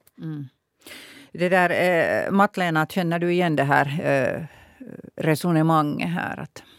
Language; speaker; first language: Swedish; native; Swedish